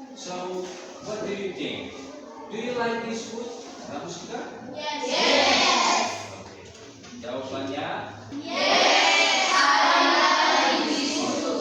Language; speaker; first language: English; non-native, learner; Indonesian